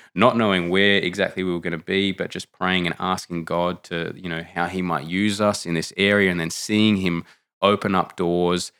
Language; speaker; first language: English; native; English